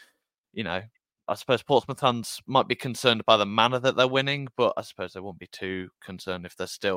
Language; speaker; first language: English; native; English